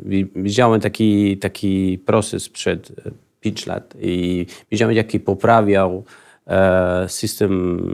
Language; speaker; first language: Polish; non-native, learner; Spanish